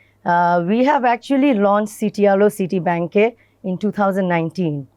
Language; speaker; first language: English; non-native, local second language; Bangla